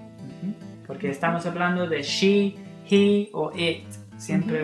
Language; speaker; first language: Spanish; non-native, fluent; English